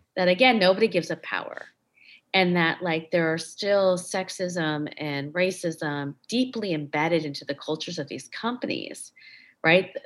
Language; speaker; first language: English; native; English